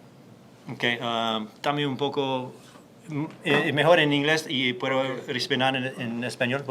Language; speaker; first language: Spanish; non-native, learner; English